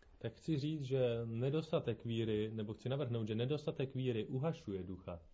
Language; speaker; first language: Czech; native; Czech